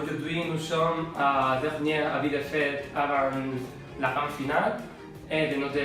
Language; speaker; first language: French; non-native, learner; Spanish